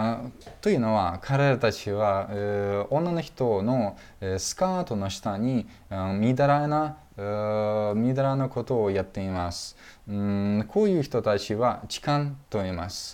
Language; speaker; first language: Japanese; non-native, fluent; Russian